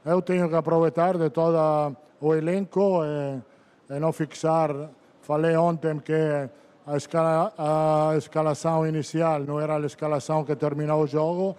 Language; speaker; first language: Portuguese; non-native, fluent; Italian